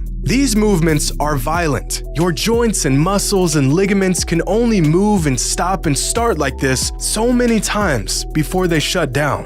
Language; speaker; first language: English; native; English